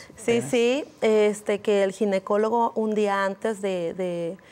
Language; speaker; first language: Spanish; native; Spanish